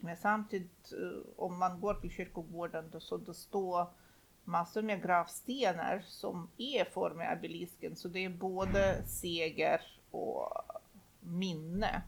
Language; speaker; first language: Swedish; non-native, fluent; Russian